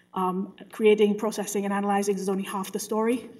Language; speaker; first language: English; native; English